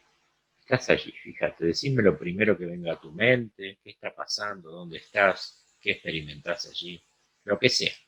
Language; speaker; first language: Spanish; native; Spanish